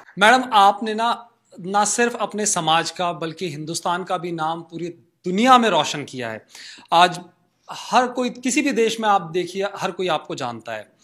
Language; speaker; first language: Hindi; native; Hindi